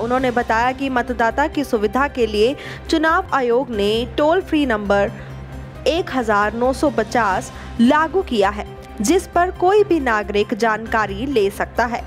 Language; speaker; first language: Hindi; native; Hindi